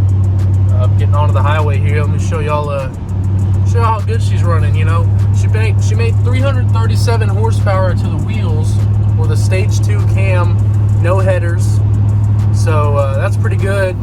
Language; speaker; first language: English; native; English